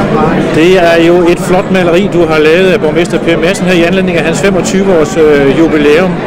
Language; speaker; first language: Danish; native; Danish